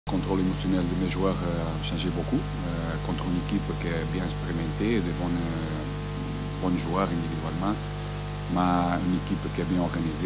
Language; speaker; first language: French; non-native, learner; Portuguese